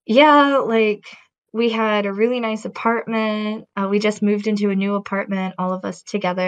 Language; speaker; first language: English; native; English